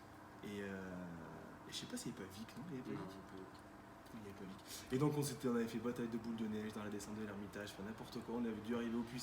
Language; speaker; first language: French; native; French